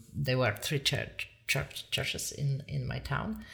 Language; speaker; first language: English; non-native, fluent; Polish